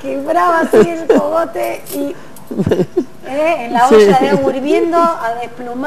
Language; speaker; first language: Spanish; native; Spanish